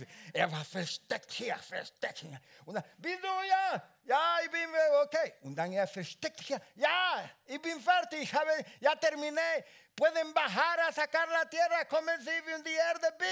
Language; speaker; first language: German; non-native, learner; Spanish